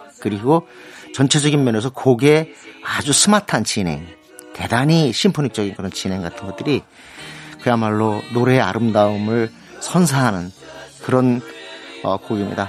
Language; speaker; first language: Korean; native; Korean